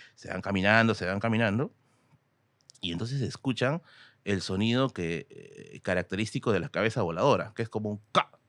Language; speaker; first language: Spanish; native; Spanish